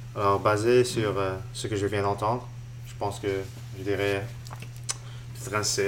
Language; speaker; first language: French; non-native, local second language; English